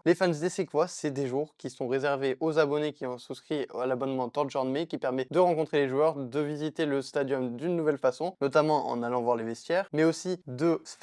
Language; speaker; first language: French; native; French